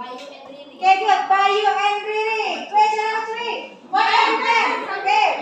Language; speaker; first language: English; non-native, learner; Indonesian